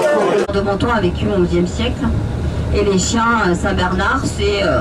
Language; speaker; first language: French; native; French